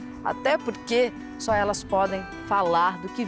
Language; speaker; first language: Portuguese; native; Portuguese